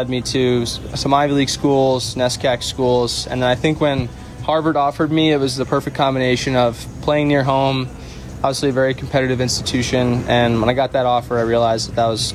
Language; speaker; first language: English; native; English